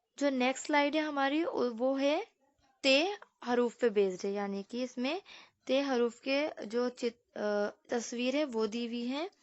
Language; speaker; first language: Hindi; native; Hindi